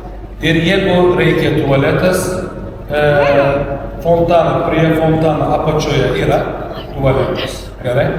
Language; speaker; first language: Lithuanian; non-native, learner; Turkish